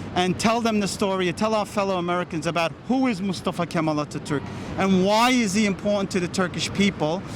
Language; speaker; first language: English; early bilingual, other home language; Turkish